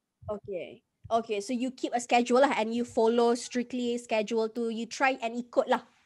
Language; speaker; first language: English; non-native, local second language; Malay